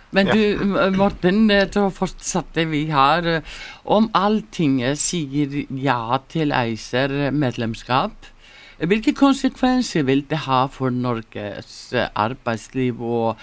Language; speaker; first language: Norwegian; non-native, learner; Icelandic